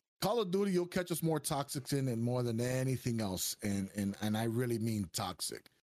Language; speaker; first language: English; early bilingual, other home language; Spanish